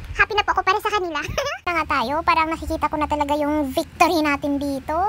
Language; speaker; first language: Filipino; non-native, local second language; Cebuano